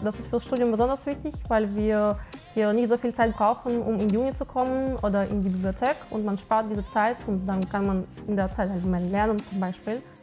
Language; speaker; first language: German; non-native, fluent; Ukrainian